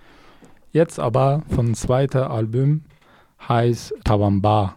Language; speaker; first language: German; non-native, fluent; Kurdish